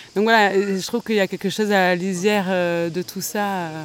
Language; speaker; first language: French; native; French